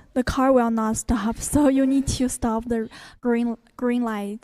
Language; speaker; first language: English; non-native, learner; Chinese